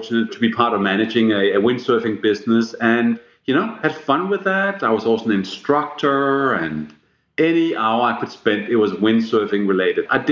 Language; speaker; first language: English; non-native, fluent; Danish